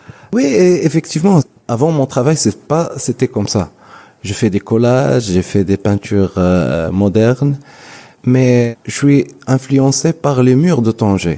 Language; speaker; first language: French; non-native, local second language; Arabic